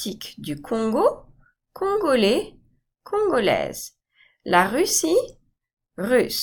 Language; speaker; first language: French; non-native, fluent; English